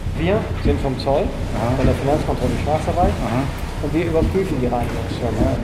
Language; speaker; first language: German; native; German